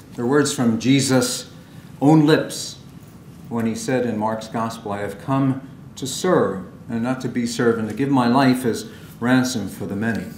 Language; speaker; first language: English; native; English